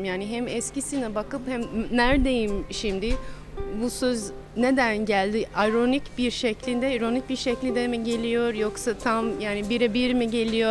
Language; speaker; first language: Turkish; non-native, fluent; English